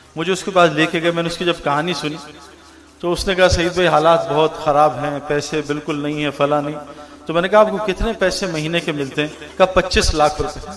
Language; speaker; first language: Urdu; native; Urdu